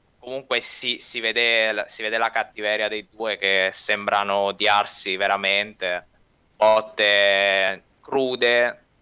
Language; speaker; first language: Italian; native; Italian